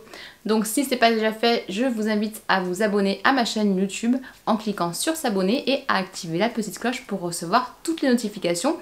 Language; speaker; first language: French; native; French